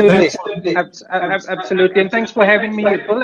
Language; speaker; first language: English; native; English